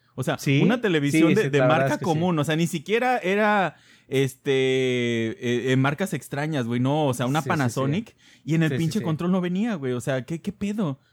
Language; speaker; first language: Spanish; native; Spanish